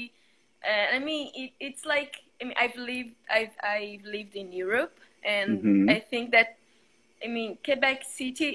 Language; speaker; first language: English; non-native, fluent; Portuguese